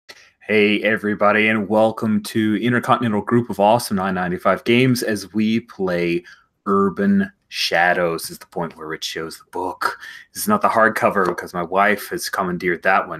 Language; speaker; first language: English; native; English